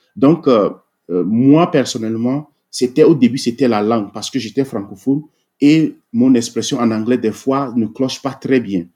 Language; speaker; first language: French; non-native, local second language; Ewe